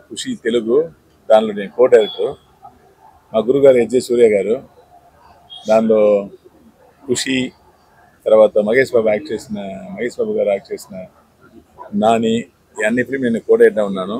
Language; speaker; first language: Telugu; non-native, learner; Tamil